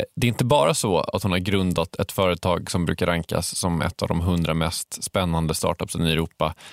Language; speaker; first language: Swedish; native; Swedish